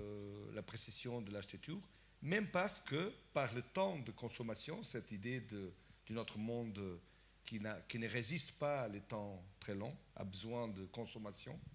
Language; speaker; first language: French; non-native, fluent; Portuguese